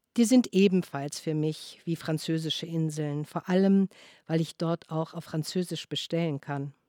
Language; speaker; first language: German; non-native, fluent; French